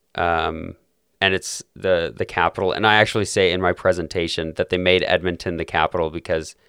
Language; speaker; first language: English; native; English